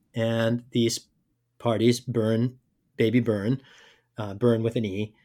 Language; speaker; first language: English; native; English